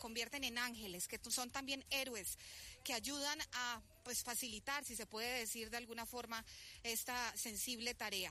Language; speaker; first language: Spanish; native; Spanish